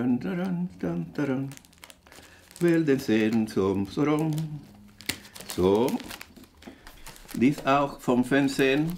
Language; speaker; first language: German; non-native, fluent; Spanish